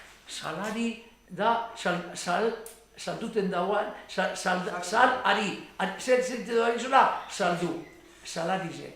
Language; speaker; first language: Basque; native; Basque